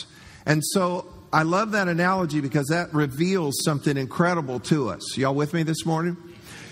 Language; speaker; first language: English; native; English